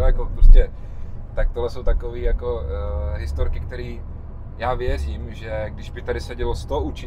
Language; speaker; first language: Czech; native; Czech